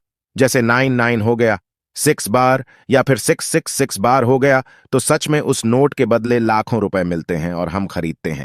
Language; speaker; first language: Hindi; native; Hindi